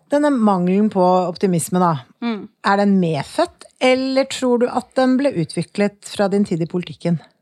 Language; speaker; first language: Norwegian; native; Norwegian